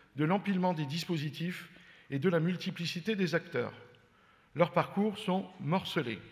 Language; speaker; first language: French; native; French